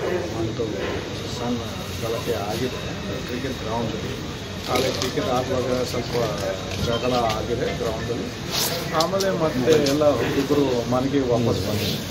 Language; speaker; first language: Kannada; non-native, local second language; Hindi